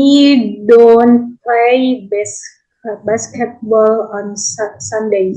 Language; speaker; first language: English; non-native, learner; Indonesian